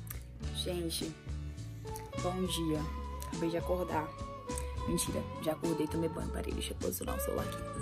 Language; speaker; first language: Portuguese; native; Portuguese